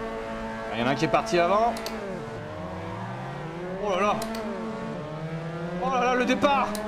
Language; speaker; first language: French; native; French